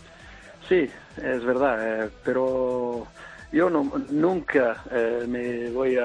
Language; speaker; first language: Spanish; non-native, fluent; Italian